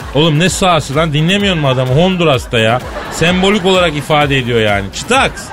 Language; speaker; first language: Turkish; native; Turkish